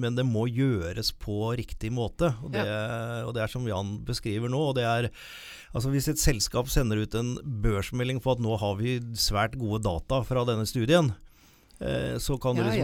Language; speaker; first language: Norwegian; native; Norwegian